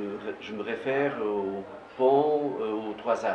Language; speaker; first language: French; non-native, fluent; Portuguese